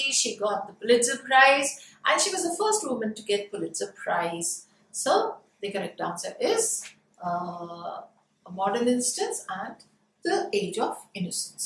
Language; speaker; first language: English; non-native, local second language; Hindi